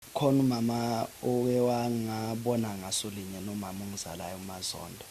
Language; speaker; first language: Zulu; native; Zulu